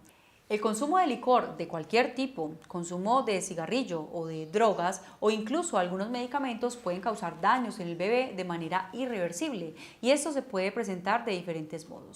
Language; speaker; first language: Spanish; native; Spanish